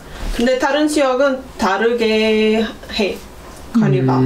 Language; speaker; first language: Korean; non-native, learner; Portuguese